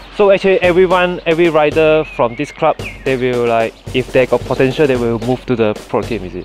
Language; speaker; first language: English; non-native, local second language; Chinese